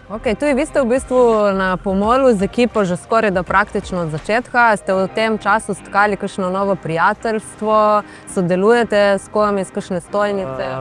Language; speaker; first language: Slovenian; native; Slovenian